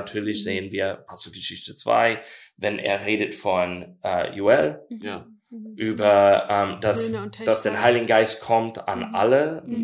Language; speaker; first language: German; non-native, learner; English